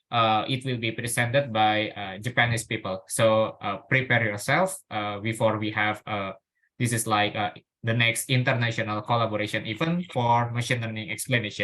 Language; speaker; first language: English; non-native, learner; Indonesian